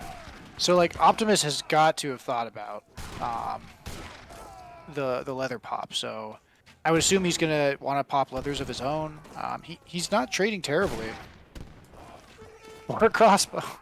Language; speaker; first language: English; native; English